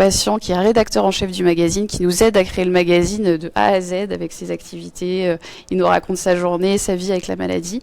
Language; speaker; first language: French; native; French